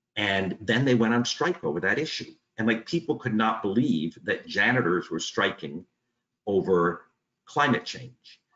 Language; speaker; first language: English; native; English